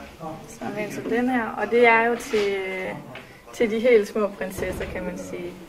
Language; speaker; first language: Danish; native; Danish